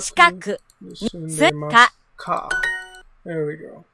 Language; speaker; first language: Japanese; non-native, learner; English